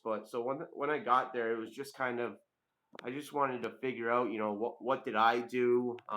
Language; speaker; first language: English; native; English